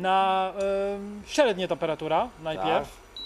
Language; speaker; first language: Polish; non-native, learner; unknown